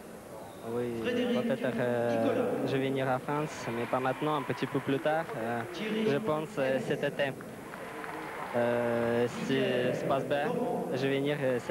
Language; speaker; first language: French; non-native, learner; Russian